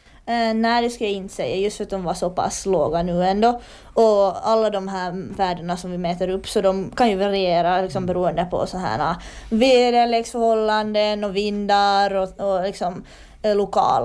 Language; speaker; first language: Swedish; native; Swedish